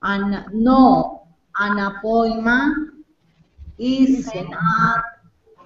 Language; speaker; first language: English; non-native, learner; Spanish